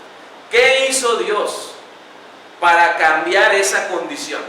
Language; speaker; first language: Spanish; native; Spanish